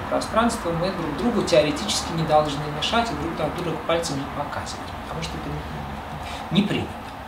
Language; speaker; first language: Russian; native; Russian